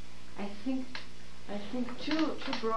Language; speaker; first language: English; non-native, learner; Portuguese